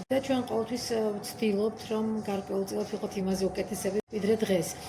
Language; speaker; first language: Georgian; native; Georgian